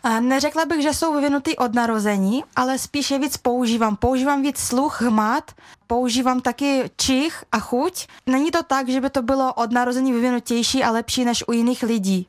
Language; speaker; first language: Czech; early bilingual, other home language; Russian